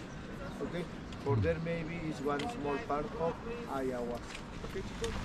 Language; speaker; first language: English; non-native, learner; Spanish